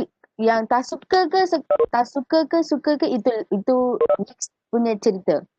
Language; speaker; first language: Malay; native; Malay